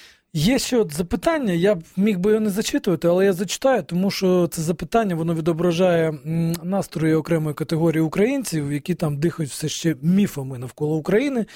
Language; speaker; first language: Ukrainian; native; Ukrainian